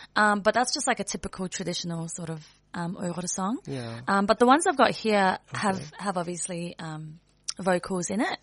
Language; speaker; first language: English; native; English